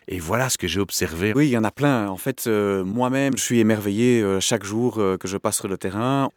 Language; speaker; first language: French; native; French